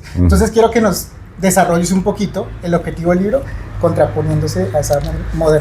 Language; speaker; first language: Spanish; native; Spanish